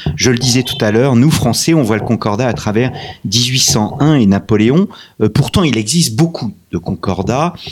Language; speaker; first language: French; native; French